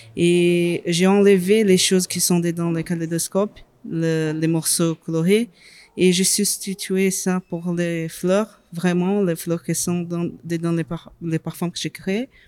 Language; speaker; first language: French; non-native, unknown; Portuguese